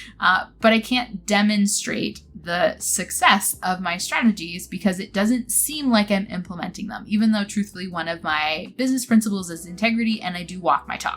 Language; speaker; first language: English; native; English